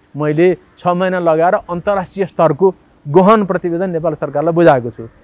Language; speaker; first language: Nepali; native; Nepali